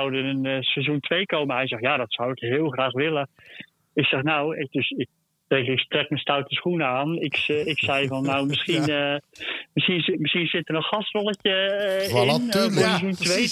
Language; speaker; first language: Dutch; native; Dutch